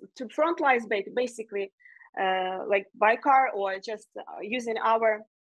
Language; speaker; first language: English; non-native, fluent; Ukrainian